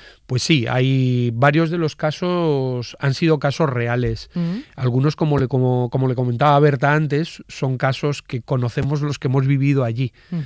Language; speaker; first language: Spanish; native; Spanish